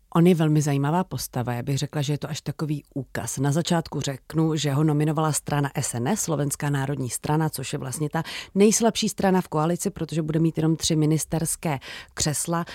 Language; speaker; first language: Czech; native; Czech